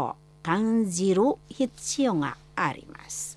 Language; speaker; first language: Japanese; non-native, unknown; Indonesian